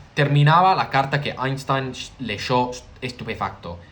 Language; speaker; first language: Spanish; non-native, learner; English